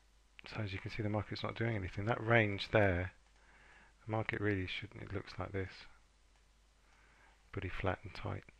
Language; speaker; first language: English; native; English